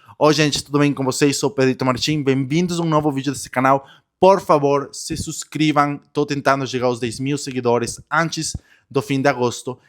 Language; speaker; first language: Portuguese; non-native, fluent; Spanish